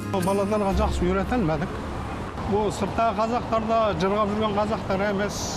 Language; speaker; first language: Kazakh; early bilingual, heritage; Kazakh